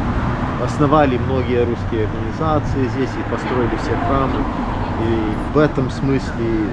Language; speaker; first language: Russian; early bilingual, heritage; Russian